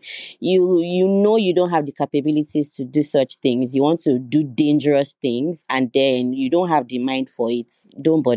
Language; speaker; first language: English; non-native, local second language; Yoruba